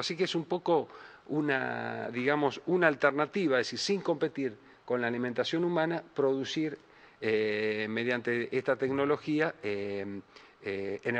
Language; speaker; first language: Spanish; native; Spanish